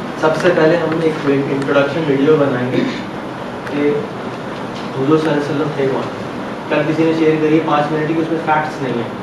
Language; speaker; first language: Urdu; native; Urdu